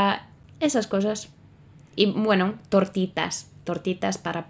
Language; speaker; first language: Spanish; non-native, fluent; Finnish